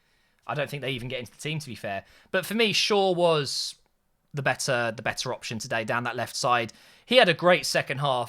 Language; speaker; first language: English; native; English